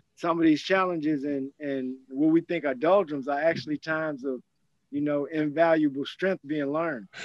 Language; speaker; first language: English; native; English